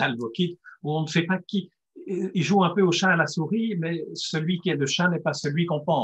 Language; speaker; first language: French; native; French